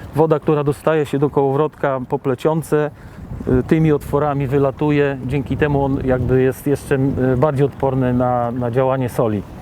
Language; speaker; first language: Polish; native; Polish